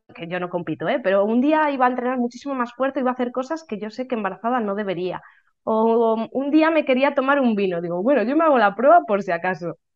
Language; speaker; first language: Spanish; native; Spanish